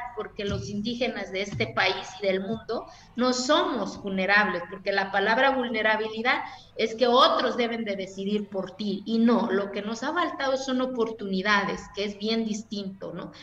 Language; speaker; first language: Spanish; non-native, local second language; Zapotec